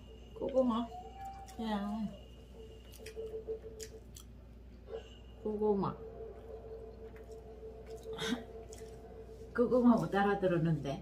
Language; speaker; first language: Korean; non-native, learner; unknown